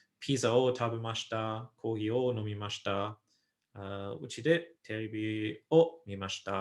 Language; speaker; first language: Japanese; non-native, fluent; English